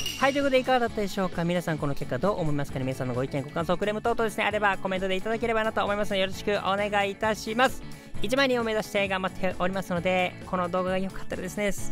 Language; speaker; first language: Japanese; native; Japanese